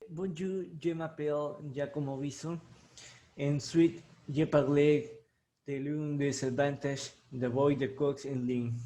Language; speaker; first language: French; non-native, learner; Spanish